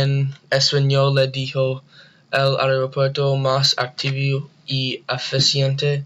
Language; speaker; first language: Spanish; non-native, learner; English